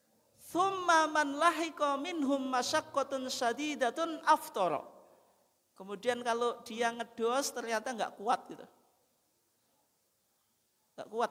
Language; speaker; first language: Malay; non-native, local second language; Javanese